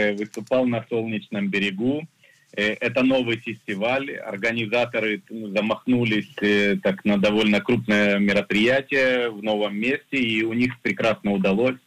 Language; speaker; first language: Russian; native; Russian